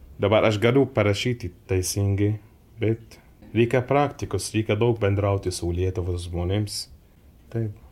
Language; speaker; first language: Lithuanian; non-native, learner; Arabic